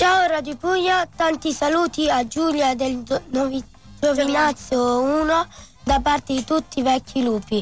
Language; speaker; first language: Italian; native; Italian